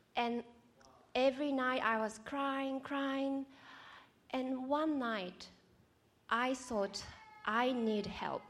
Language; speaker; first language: English; non-native, fluent; Japanese